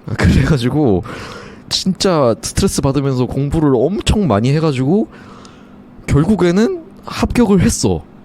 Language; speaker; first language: Korean; native; Korean